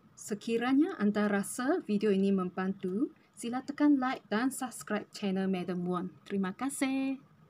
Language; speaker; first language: Malay; non-native, local second language; Chinese